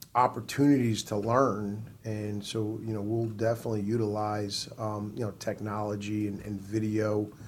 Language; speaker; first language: English; native; English